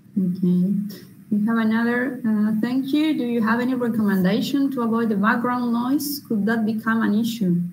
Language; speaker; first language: English; non-native, fluent; Spanish